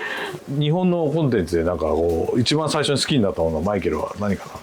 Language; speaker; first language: Japanese; native; Japanese